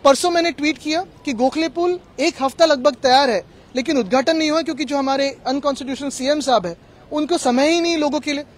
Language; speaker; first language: Hindi; non-native, local second language; Marathi